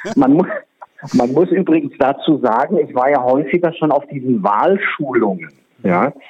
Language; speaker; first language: German; non-native, fluent; Czech